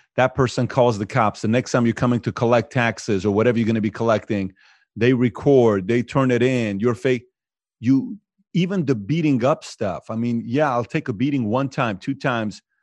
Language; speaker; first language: English; native; English